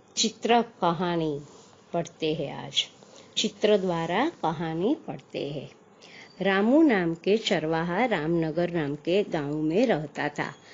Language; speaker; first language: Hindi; non-native, local second language; Gujarati